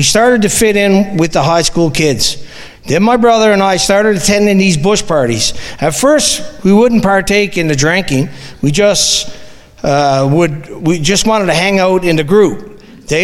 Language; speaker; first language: English; native; English